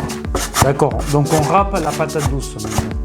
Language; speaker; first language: French; native; French